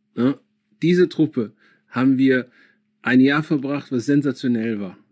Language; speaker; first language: German; early bilingual, other home language; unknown